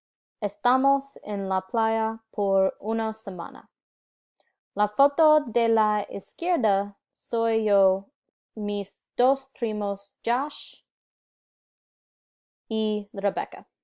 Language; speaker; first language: Spanish; non-native, learner; English